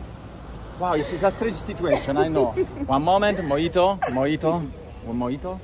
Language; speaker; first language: English; non-native, learner; Italian